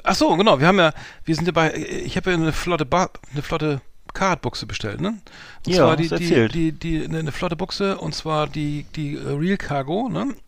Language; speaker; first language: German; native; German